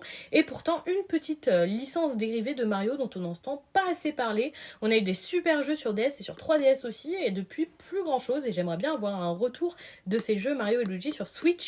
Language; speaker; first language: French; native; French